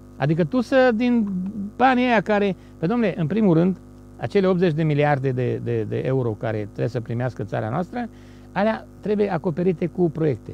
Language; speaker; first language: Romanian; non-native, local second language; Hungarian